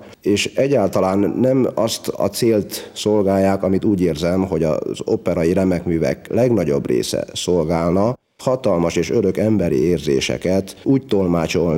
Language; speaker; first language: Hungarian; native; Hungarian